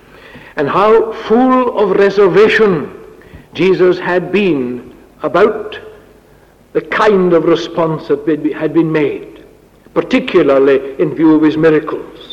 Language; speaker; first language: English; native; English